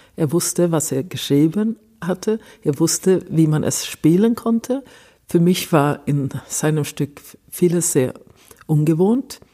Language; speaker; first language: German; non-native, fluent; Swedish